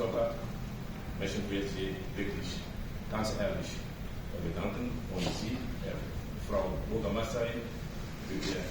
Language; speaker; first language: German; non-native, fluent; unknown